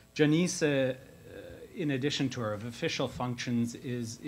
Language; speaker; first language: English; native; English